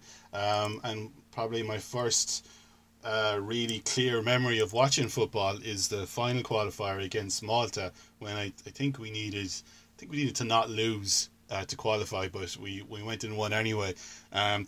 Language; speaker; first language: English; native; English